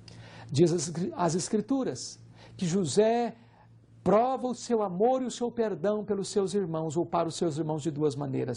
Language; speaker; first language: Portuguese; native; Portuguese